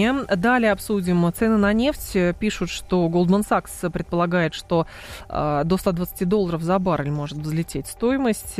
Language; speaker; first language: Russian; native; Russian